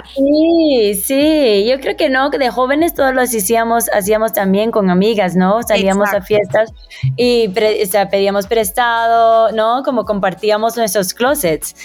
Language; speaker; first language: Spanish; early bilingual, heritage; Spanish